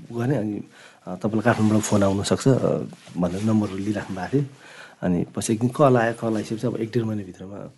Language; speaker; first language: Nepali; non-native, local second language; Sherpa